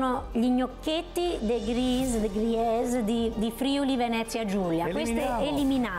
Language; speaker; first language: Italian; early bilingual, heritage; Italian